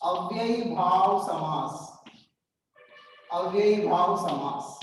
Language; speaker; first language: Hindi; non-native, local second language; Telugu